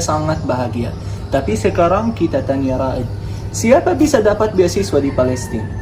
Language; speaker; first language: Indonesian; non-native, fluent; Arabic